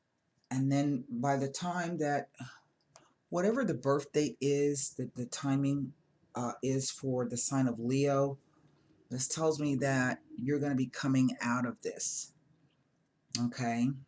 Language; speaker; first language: English; native; English